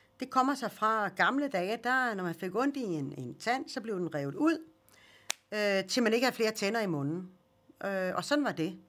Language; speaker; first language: Danish; early bilingual, other home language; Swedish